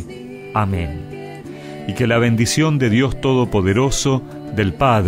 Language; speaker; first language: Spanish; native; Spanish